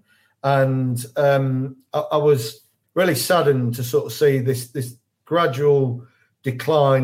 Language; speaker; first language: English; native; English